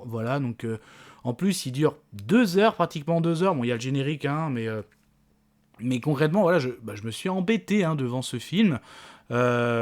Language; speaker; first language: French; native; French